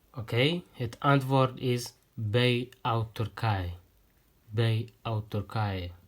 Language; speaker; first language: Dutch; non-native, learner; Tigrinya